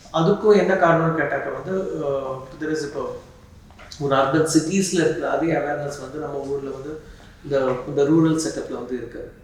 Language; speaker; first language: Tamil; native; Tamil